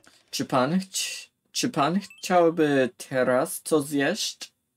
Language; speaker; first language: Polish; non-native, learner; English